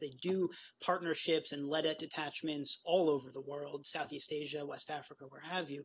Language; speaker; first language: English; native; English